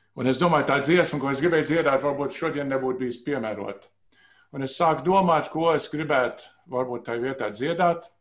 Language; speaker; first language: Latvian; early bilingual, heritage; Latvian